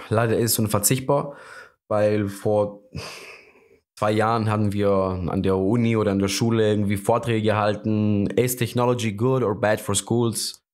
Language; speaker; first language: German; non-native, fluent; Greek